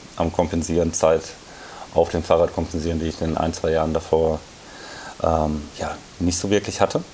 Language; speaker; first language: German; native; German